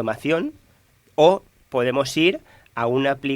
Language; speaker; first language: Spanish; native; Spanish